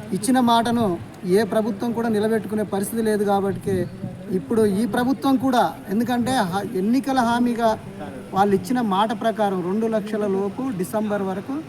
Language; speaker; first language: Telugu; native; Telugu